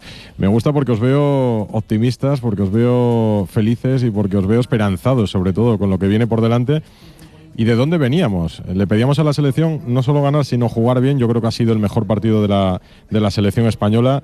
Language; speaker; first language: Spanish; native; Spanish